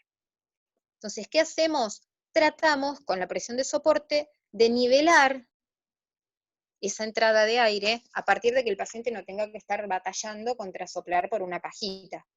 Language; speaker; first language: Spanish; native; Spanish